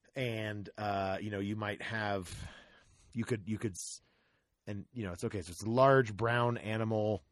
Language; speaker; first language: English; native; English